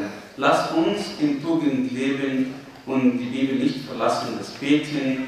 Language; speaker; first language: German; non-native, fluent; Arabic